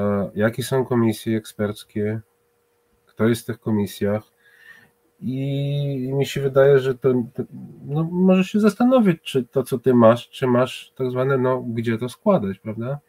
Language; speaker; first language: Polish; non-native, fluent; Hebrew